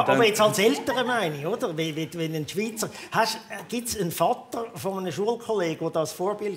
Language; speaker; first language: German; native; German